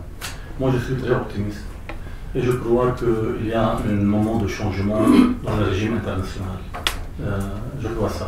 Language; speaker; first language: French; non-native, local second language; Arabic